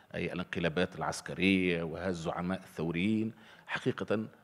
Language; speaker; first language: Arabic; native; Arabic